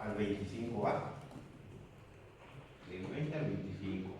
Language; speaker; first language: Spanish; native; Spanish